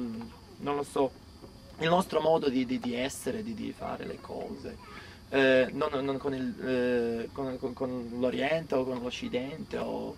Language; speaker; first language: Italian; non-native, fluent; Serbian